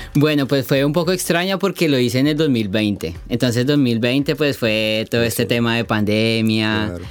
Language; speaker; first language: Spanish; native; Spanish